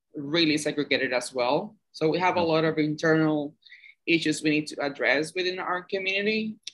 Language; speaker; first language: English; non-native, fluent; Spanish